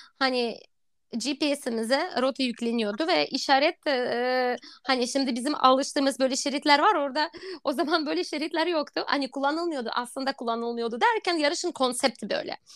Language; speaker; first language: Turkish; non-native, fluent; Russian